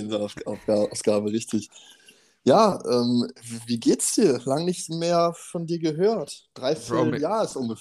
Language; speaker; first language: German; native; German